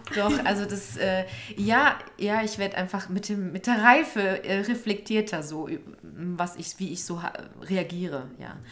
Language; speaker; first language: German; native; German